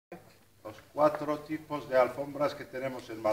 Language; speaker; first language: Spanish; non-native, fluent; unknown